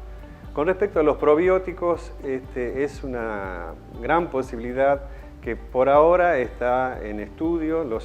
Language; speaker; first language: Spanish; native; Spanish